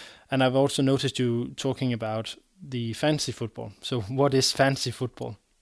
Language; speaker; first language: English; non-native, fluent; Danish